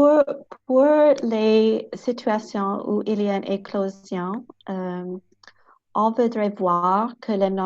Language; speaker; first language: French; non-native, local second language; English